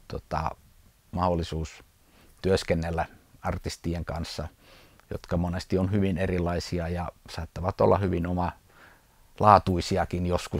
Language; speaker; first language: Finnish; native; Finnish